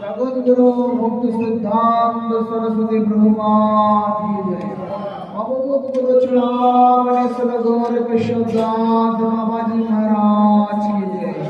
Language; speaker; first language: Hindi; non-native, local second language; Bangla